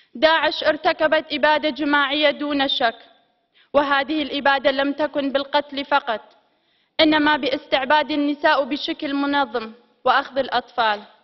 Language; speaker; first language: Arabic; non-native, local second language; Kurdish